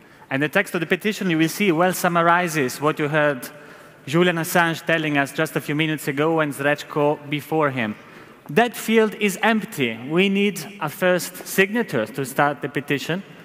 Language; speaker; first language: English; non-native, fluent; Italian